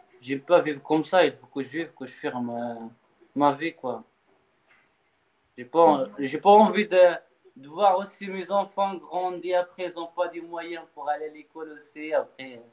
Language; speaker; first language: French; non-native, learner; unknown